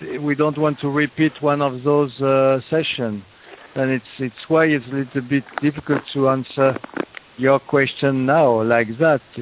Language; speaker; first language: English; non-native, fluent; French